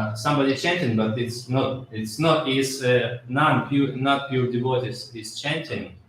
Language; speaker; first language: English; non-native, learner; Russian